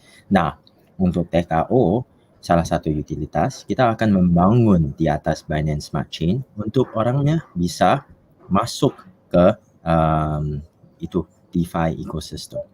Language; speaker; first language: Indonesian; non-native, fluent; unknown